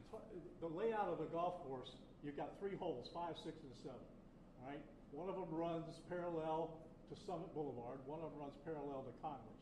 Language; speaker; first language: English; native; English